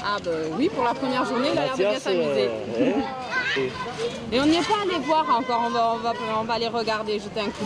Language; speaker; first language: French; native; French